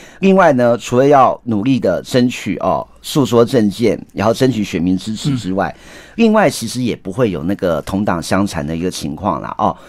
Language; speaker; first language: Chinese; native; Chinese